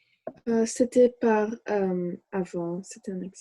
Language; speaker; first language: French; non-native, learner; English